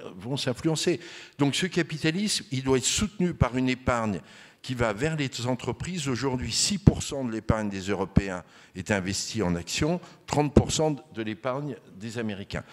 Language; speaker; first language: French; native; French